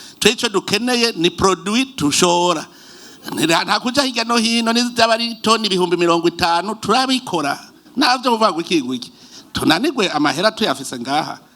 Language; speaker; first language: Rundi; native; Rundi